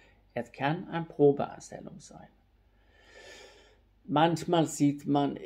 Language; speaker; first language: German; non-native, fluent; Swedish